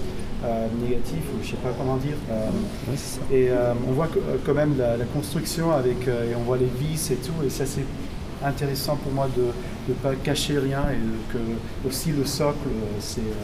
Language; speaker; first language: French; non-native, fluent; German